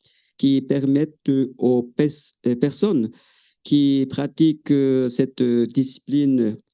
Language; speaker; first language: French; non-native, fluent; Japanese